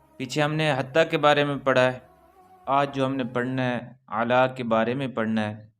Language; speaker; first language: Urdu; non-native, local second language; Punjabi